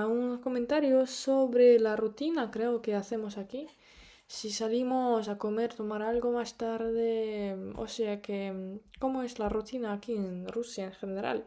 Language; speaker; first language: Spanish; non-native, fluent; Russian